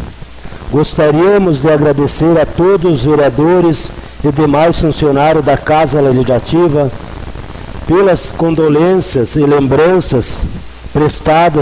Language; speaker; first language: Portuguese; native; Portuguese